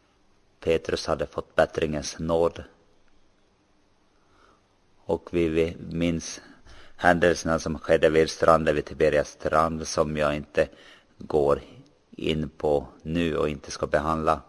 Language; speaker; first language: Swedish; non-native, local second language; Finnish